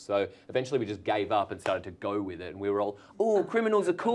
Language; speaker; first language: English; native; English